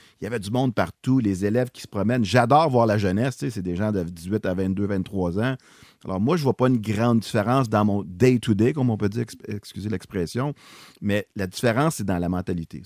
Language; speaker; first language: French; native; French